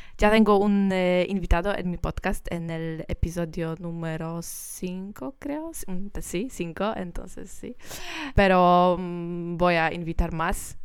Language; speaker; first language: Spanish; non-native, learner; Polish